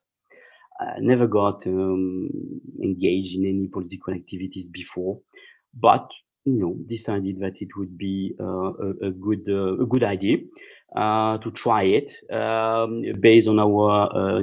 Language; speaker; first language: English; non-native, fluent; French